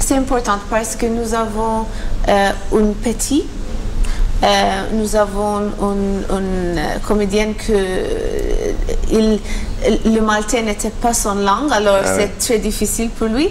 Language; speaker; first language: French; non-native, learner; Maltese